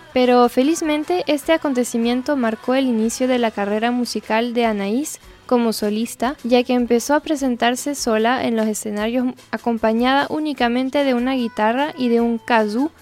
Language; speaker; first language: Spanish; non-native, fluent; French